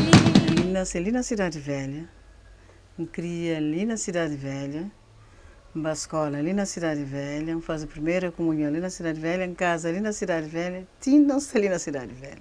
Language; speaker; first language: Portuguese; non-native, local second language; Kabuverdianu